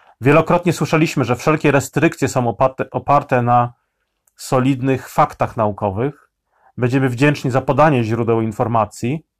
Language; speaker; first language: Polish; native; Polish